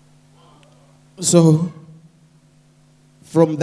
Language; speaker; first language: English; non-native, local second language; Tswana